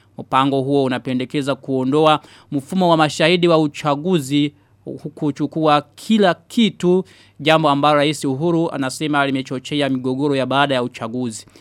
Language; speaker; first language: Swahili; non-native, local second language; Rundi